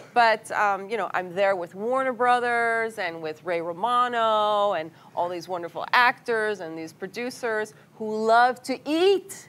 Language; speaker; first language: English; early bilingual, other home language; Spanish